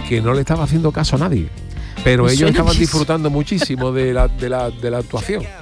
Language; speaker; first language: Spanish; native; Spanish